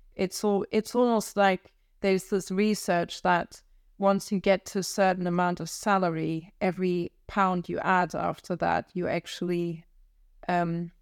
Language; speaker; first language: English; non-native, fluent; German